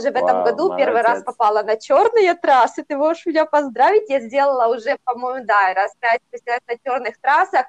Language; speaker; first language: Russian; native; Russian